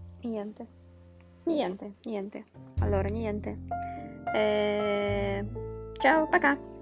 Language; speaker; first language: Italian; non-native, learner; Russian